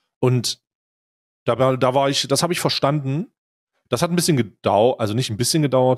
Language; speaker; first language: German; native; German